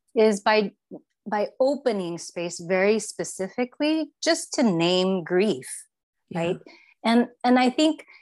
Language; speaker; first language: English; non-native, fluent; Chinese